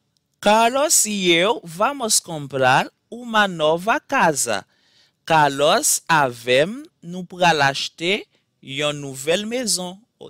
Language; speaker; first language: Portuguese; non-native, fluent; Haitian Creole